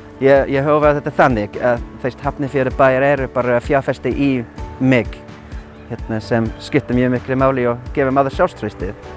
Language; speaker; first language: Icelandic; non-native, fluent; English